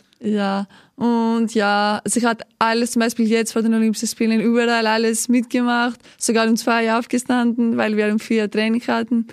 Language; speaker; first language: German; non-native, fluent; Greek